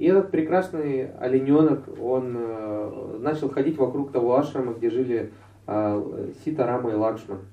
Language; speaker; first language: Russian; native; Russian